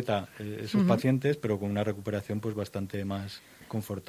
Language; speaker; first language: Spanish; native; Spanish